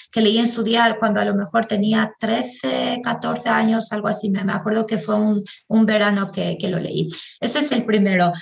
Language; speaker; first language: Spanish; non-native, fluent; Albanian